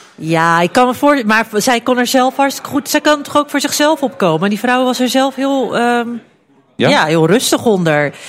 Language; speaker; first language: Dutch; early bilingual, other home language; Turkish